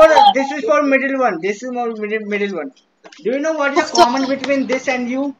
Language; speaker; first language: English; non-native, local second language; Hindi